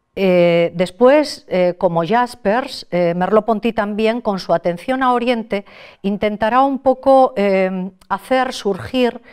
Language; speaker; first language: Spanish; native; Spanish